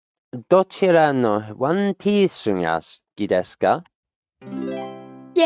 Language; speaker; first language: Japanese; non-native, learner; English